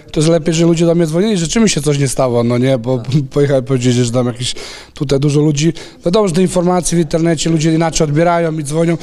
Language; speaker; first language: Polish; non-native, fluent; Serbian